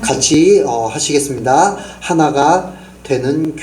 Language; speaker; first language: Korean; native; Korean